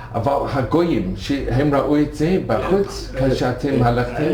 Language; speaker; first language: Hebrew; non-native, learner; English